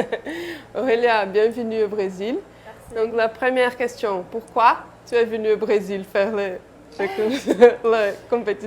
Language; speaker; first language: French; non-native, learner; Portuguese